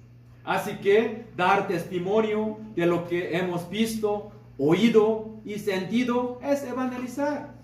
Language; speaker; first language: Spanish; non-native, fluent; Korean